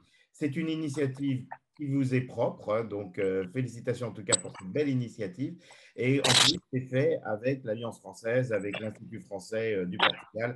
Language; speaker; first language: French; native; French